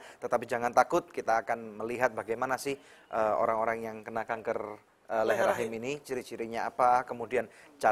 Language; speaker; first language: Indonesian; native; Indonesian